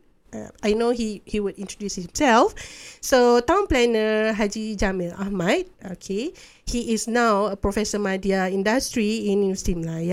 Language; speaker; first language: English; non-native, local second language; Malay